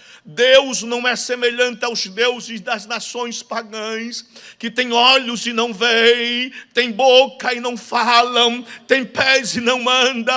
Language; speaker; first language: Portuguese; native; Portuguese